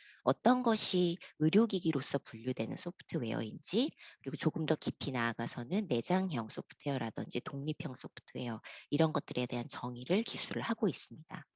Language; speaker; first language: Korean; native; Korean